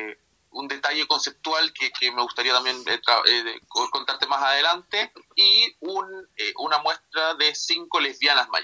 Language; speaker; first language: Spanish; native; Spanish